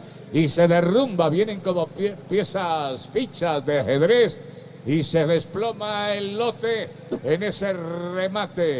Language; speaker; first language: Spanish; native; Spanish